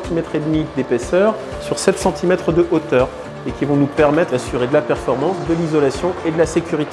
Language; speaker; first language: French; native; French